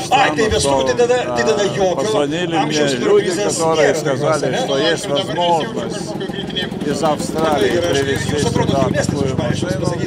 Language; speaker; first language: Russian; non-native, fluent; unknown